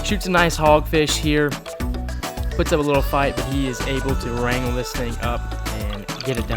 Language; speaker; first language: English; native; English